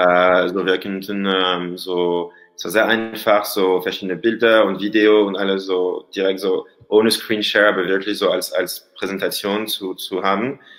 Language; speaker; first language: German; non-native, learner; French